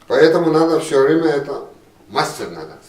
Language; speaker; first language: Russian; non-native, learner; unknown